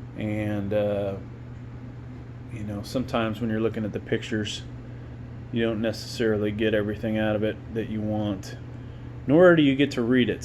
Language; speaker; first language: English; native; English